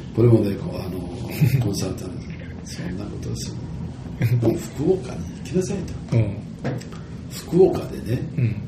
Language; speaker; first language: Japanese; native; Japanese